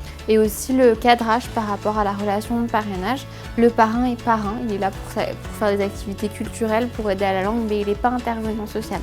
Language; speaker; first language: French; native; French